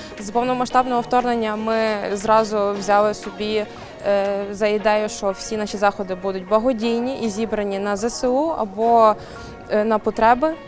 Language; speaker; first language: Ukrainian; native; Ukrainian